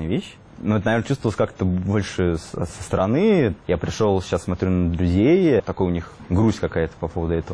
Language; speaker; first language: Russian; native; Russian